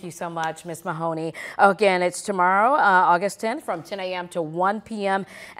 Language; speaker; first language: English; native; English